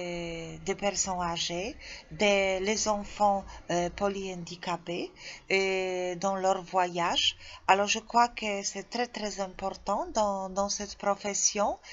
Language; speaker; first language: French; non-native, fluent; Polish